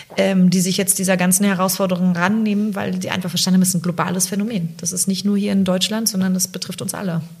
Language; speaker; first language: German; native; German